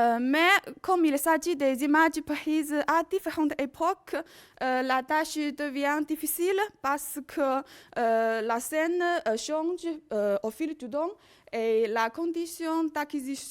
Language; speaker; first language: French; non-native, learner; Chinese